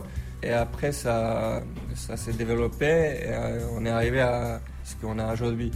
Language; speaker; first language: French; non-native, fluent; Slovenian